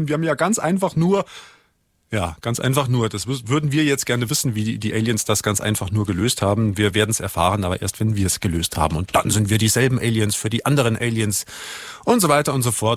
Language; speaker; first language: German; native; German